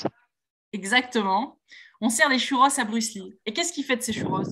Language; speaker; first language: French; native; French